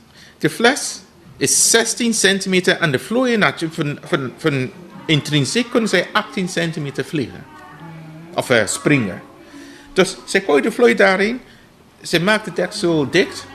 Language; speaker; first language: Dutch; non-native, fluent; English